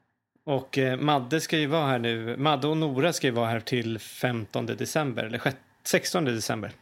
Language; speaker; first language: Swedish; native; Swedish